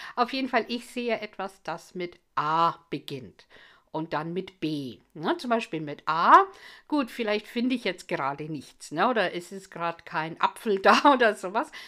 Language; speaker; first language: German; non-native, fluent; English